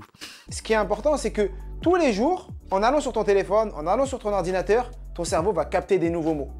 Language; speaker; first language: French; native; French